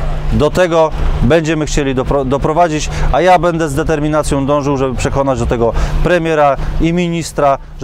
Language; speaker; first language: Polish; native; Polish